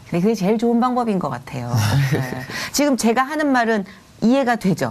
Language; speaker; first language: Korean; native; Korean